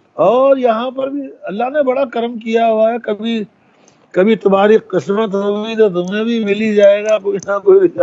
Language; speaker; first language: Urdu; native; Urdu